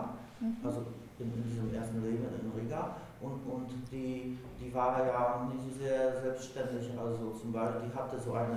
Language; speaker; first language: German; non-native, fluent; Polish